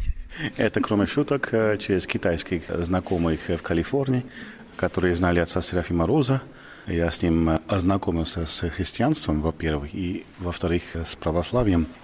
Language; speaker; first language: Russian; non-native, fluent; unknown